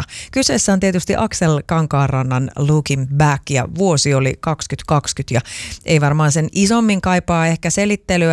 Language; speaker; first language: Finnish; native; Finnish